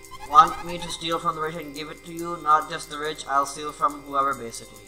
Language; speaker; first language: English; non-native, local second language; Urdu